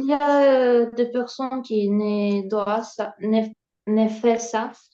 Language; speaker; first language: French; non-native, learner; Ukrainian